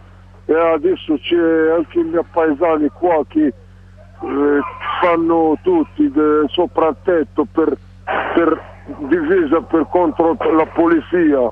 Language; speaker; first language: Italian; non-native, learner; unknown